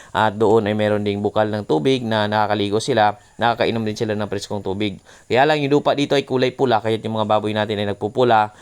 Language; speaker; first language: Filipino; non-native, local second language; Cebuano